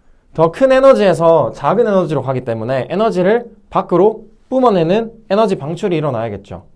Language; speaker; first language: Korean; native; Korean